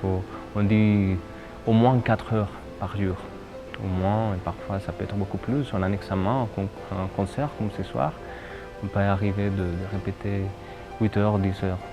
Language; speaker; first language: French; non-native, fluent; Spanish